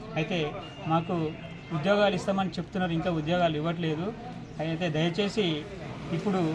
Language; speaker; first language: Telugu; native; Telugu